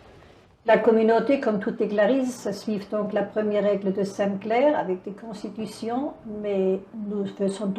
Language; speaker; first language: French; native; French